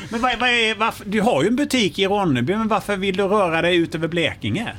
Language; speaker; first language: Swedish; native; Swedish